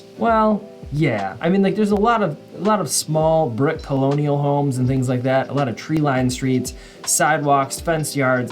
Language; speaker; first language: English; native; English